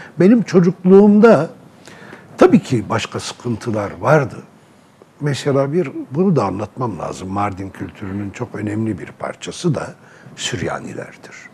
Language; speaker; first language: Turkish; non-native, local second language; Arabic